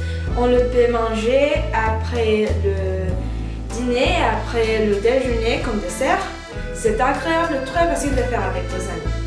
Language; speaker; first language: French; non-native, learner; Spanish